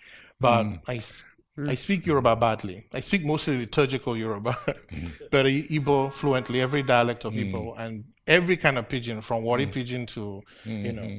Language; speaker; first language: English; native; English